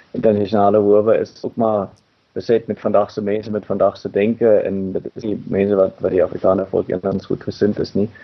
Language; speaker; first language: Afrikaans; non-native, fluent; German